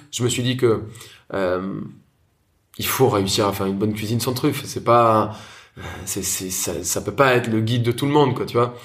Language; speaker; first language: French; non-native, fluent; Spanish